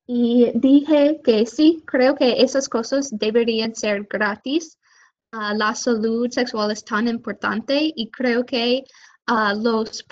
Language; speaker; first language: Spanish; non-native, fluent; English